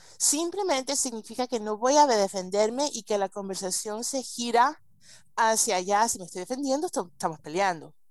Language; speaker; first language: Spanish; early bilingual, heritage; Spanish